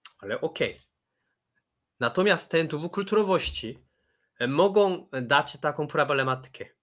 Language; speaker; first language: Polish; non-native, fluent; Korean